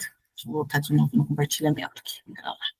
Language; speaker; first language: Portuguese; native; Portuguese